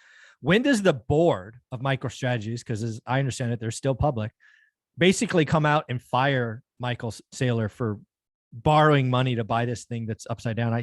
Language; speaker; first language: English; native; English